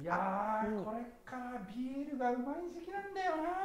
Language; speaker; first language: Japanese; native; Japanese